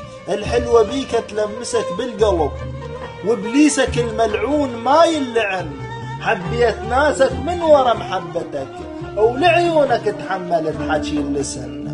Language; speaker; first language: Arabic; native; Arabic